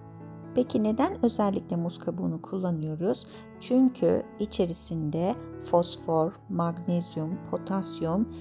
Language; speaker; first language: Turkish; native; Turkish